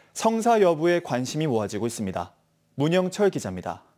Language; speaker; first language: Korean; native; Korean